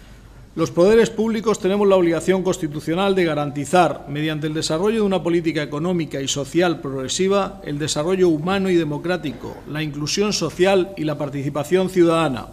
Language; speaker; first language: Spanish; native; Spanish